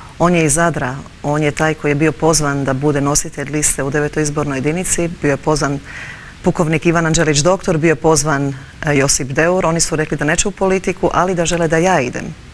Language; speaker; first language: Croatian; early bilingual, heritage; Croatian